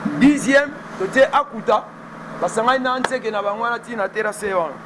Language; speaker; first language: Lingala; native; Lingala